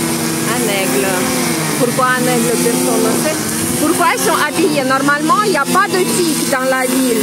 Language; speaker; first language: French; non-native, fluent; Russian